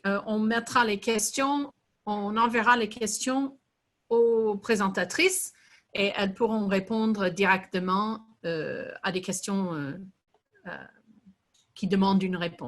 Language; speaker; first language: French; non-native, fluent; English